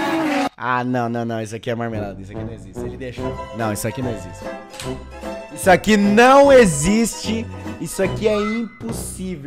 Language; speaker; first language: Portuguese; native; Portuguese